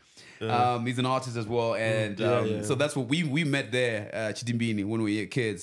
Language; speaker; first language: English; non-native, local second language; Venda